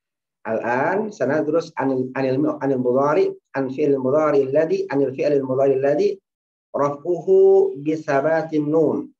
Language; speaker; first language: Arabic; non-native, fluent; Indonesian